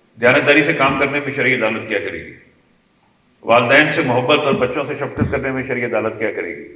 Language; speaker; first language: Urdu; non-native, local second language; Kashmiri